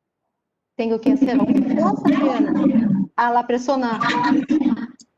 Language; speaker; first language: Spanish; non-native, learner; Portuguese